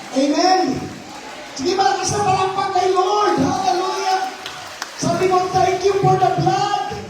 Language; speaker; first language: Filipino; non-native, local second language; Hiligaynon